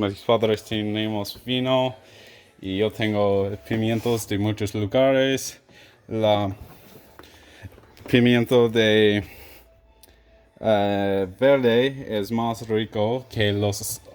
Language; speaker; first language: Spanish; non-native, learner; English